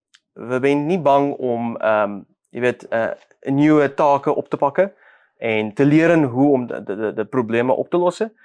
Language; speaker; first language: Dutch; non-native, learner; Afrikaans